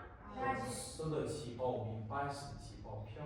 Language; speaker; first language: Chinese; non-native, learner; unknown